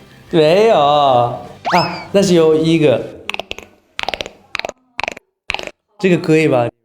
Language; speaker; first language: Chinese; non-native, learner; Japanese